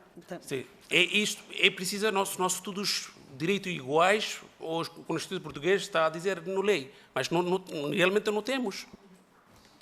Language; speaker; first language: Portuguese; non-native, learner; Bangla